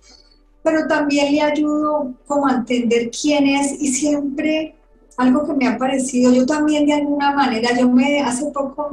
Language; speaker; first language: Spanish; native; Spanish